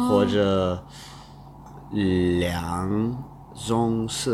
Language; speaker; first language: Chinese; non-native, learner; English